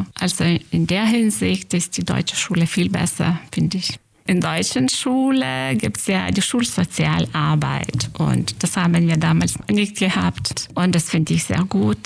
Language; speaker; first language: German; non-native, fluent; Lithuanian